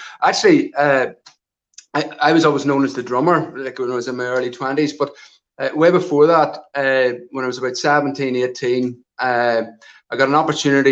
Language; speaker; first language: English; native; English